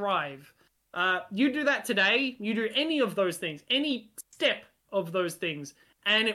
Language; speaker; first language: English; non-native, local second language; Hungarian